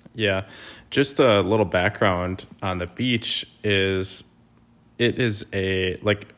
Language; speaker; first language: English; native; English